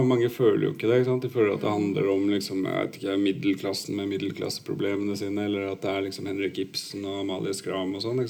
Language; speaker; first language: Norwegian; early bilingual, other home language; Urdu